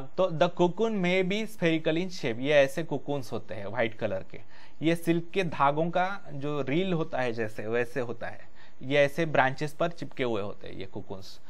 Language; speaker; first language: Hindi; non-native, local second language; Marathi